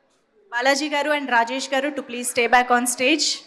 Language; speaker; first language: Telugu; native; Telugu